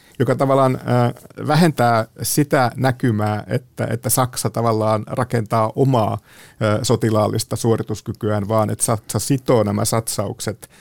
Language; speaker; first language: Finnish; native; Finnish